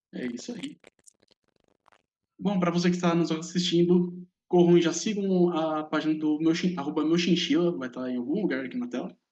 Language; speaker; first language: Portuguese; native; Portuguese